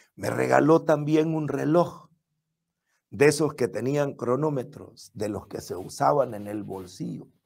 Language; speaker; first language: Spanish; native; Spanish